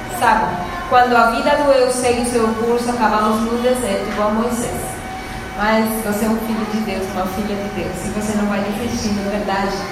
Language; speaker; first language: Portuguese; non-native, fluent; Spanish